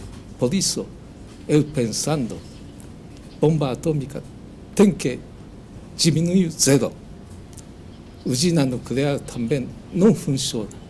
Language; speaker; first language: Portuguese; non-native, learner; Japanese